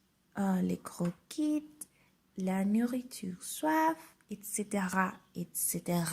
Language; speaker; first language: French; non-native, learner; Spanish